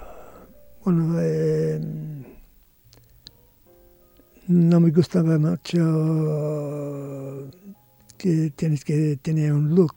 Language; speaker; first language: Spanish; non-native, learner; English